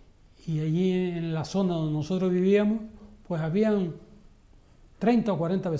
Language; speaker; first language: Spanish; native; Spanish